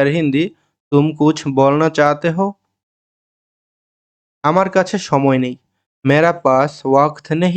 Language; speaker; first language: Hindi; non-native, learner; Bangla